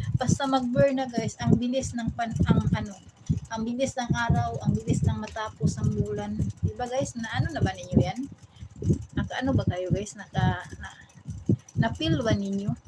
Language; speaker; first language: Filipino; non-native, local second language; Cebuano